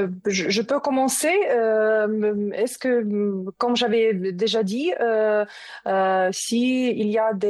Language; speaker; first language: French; non-native, learner; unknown